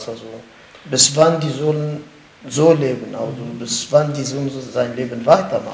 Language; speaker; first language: German; non-native, learner; Kurdish